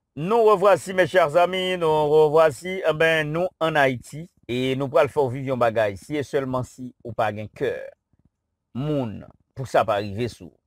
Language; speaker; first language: French; non-native, local second language; Haitian Creole